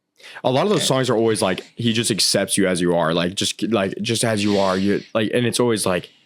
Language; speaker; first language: English; native; English